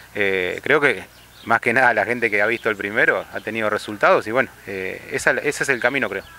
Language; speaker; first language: Spanish; native; Spanish